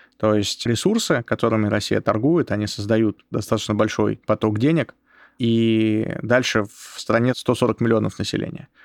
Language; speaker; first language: Russian; native; Russian